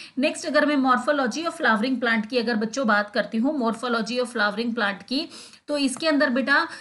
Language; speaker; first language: Hindi; native; Hindi